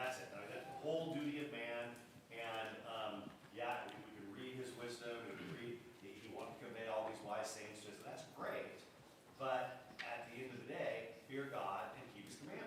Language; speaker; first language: English; native; English